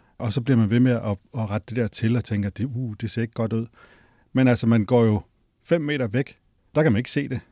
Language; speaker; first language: Danish; native; Danish